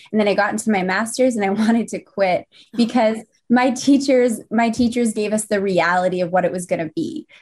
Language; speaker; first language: English; native; English